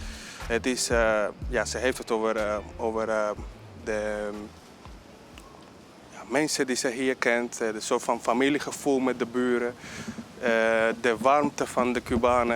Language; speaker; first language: Dutch; non-native, fluent; Spanish